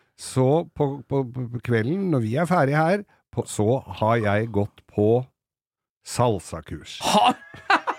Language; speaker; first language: Norwegian; native; Norwegian